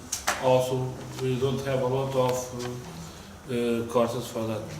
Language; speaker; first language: English; non-native, fluent; Portuguese